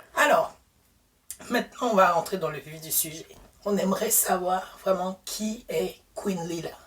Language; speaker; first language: French; early bilingual, other home language; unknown